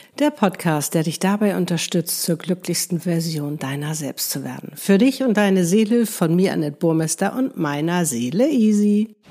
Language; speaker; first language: German; native; German